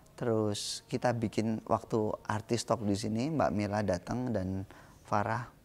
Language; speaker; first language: Indonesian; native; Indonesian